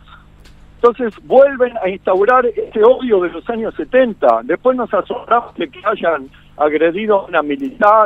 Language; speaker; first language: Spanish; native; Spanish